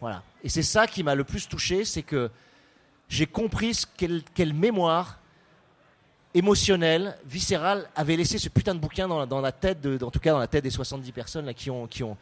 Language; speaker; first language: French; native; French